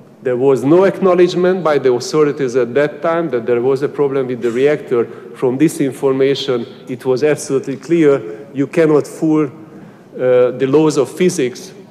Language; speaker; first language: English; non-native, fluent; Hungarian